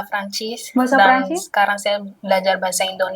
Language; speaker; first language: Indonesian; non-native, learner; Malagasy